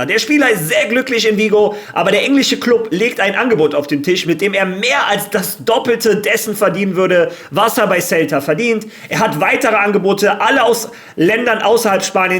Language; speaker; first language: German; native; German